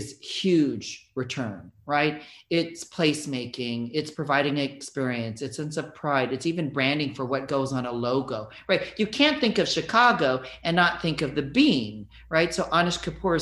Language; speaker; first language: English; native; English